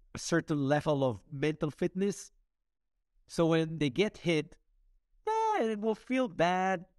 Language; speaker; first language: English; non-native, fluent; Hebrew